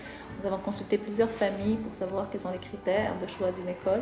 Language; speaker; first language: French; non-native, local second language; Arabic